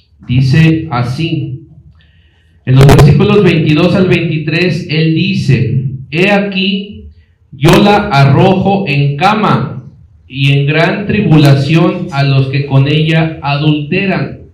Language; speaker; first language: Spanish; native; Spanish